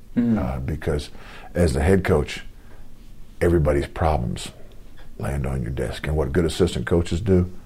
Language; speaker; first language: English; native; English